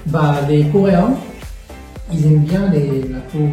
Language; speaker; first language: French; non-native, fluent; Korean